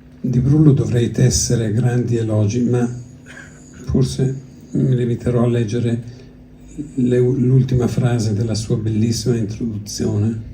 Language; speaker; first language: Italian; early bilingual, other home language; Greek